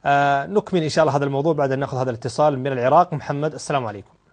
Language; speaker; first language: Arabic; native; Arabic